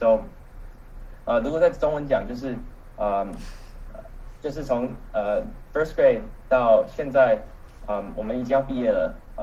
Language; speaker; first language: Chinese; early bilingual, heritage; Chinese